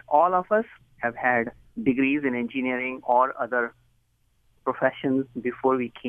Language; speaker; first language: English; non-native, local second language; Hindi